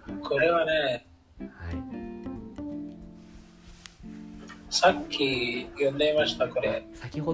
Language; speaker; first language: Japanese; non-native, learner; English